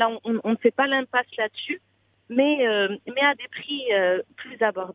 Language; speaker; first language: French; non-native, local second language; Arabic